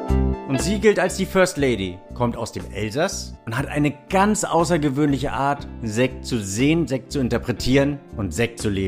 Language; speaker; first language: German; native; German